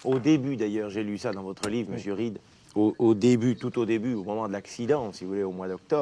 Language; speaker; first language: French; native; French